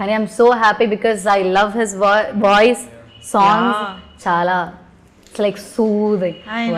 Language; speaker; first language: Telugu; non-native, learner; Malayalam